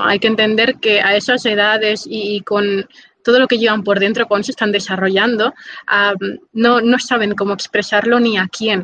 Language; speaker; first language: Spanish; native; Spanish